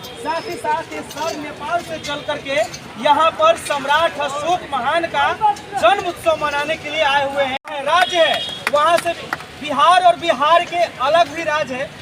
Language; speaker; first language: Hindi; native; Hindi